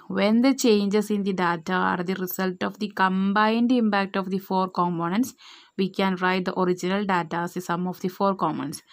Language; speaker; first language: English; non-native, local second language; Malayalam